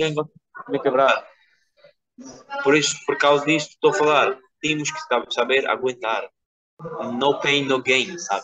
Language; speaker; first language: Portuguese; non-native, fluent; Georgian